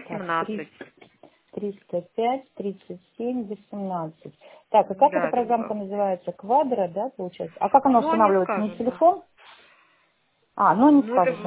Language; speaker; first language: Russian; native; Russian